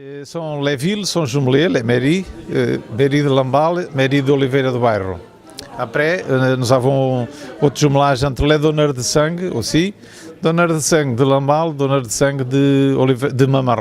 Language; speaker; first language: French; non-native, fluent; Portuguese